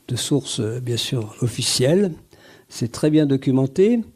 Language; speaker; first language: French; native; French